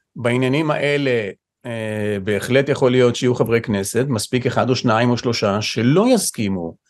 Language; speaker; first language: Hebrew; native; Hebrew